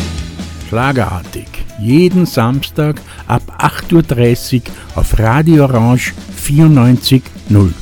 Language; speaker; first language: German; native; German